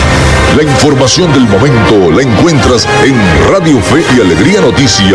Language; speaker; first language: Spanish; native; Spanish